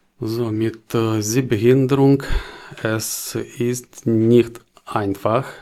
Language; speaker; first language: German; non-native, learner; Ukrainian